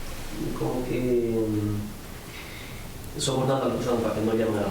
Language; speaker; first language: Spanish; native; Spanish